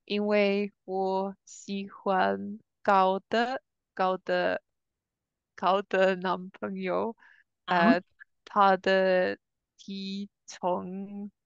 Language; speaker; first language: Chinese; non-native, learner; English